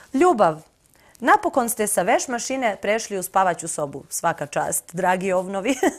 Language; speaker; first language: Bosnian; native; Bosnian